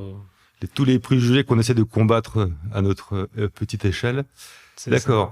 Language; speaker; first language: French; native; French